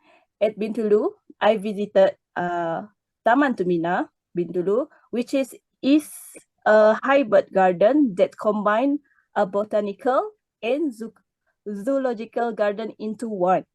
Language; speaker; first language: English; non-native, learner; Malay